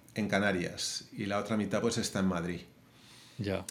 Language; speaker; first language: Spanish; native; Spanish